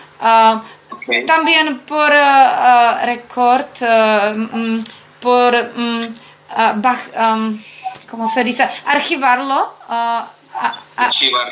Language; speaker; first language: Spanish; non-native, learner; Czech